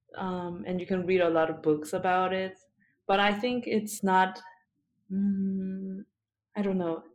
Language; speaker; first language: English; early bilingual, other home language; Korean